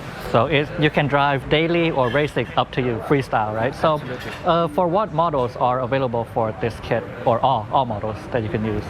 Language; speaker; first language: English; non-native, fluent; Thai